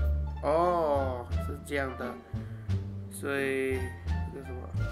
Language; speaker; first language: Chinese; early bilingual, heritage; Chinese